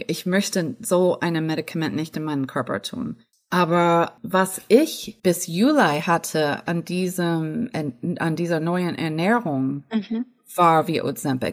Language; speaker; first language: German; non-native, fluent; English